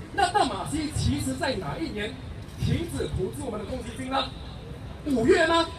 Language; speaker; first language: Chinese; non-native, local second language; English